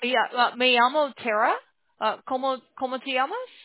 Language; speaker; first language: Spanish; non-native, learner; English